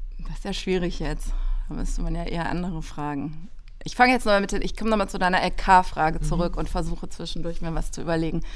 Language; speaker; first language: German; native; German